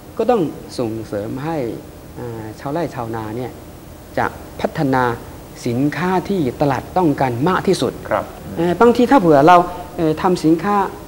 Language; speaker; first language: Thai; non-native, fluent; Chinese